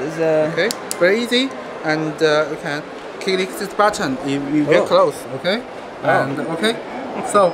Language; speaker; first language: English; non-native, learner; Chinese